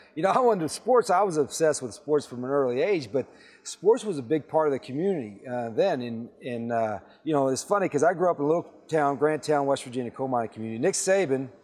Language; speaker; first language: English; native; English